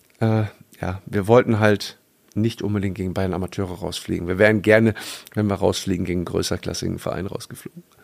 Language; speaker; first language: German; native; German